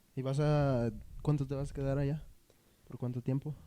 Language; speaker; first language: Spanish; early bilingual, heritage; Spanish